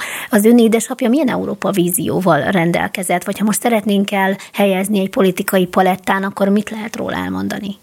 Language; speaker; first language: Hungarian; native; Hungarian